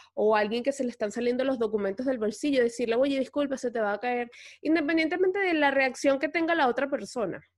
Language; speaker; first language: Spanish; native; Spanish